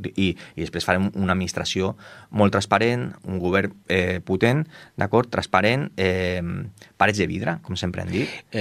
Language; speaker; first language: Catalan; non-native, local second language; Spanish